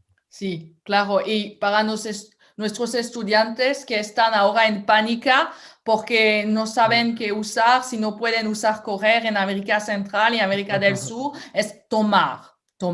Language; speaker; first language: Spanish; non-native, fluent; French